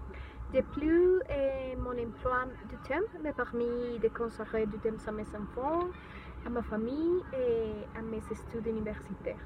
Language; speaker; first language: French; non-native, learner; Spanish